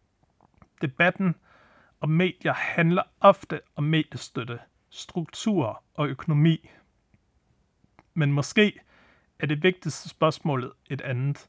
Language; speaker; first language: Danish; native; Danish